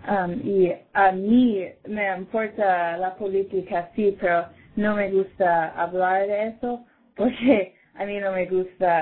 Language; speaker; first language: Spanish; non-native, learner; English